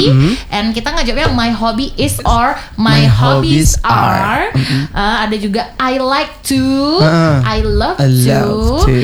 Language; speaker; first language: English; non-native, learner; Indonesian